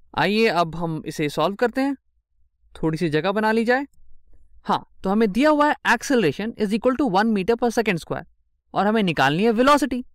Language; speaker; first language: Hindi; native; Hindi